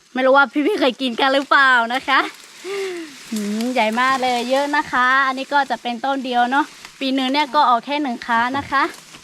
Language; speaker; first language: Thai; non-native, local second language; Lahu